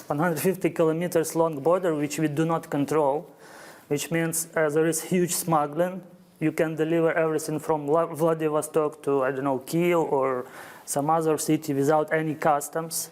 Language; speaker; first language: English; non-native, fluent; Ukrainian